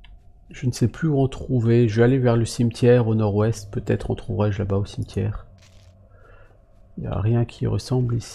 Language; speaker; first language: French; native; French